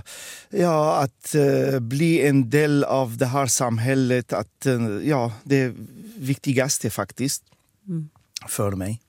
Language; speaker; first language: Swedish; non-native, fluent; Arabic